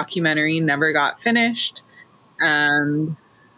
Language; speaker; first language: English; native; English